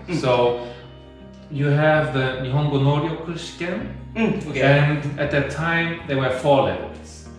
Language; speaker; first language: English; non-native, fluent; German